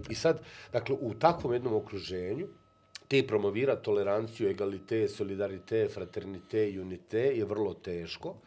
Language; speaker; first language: Bosnian; native; Bosnian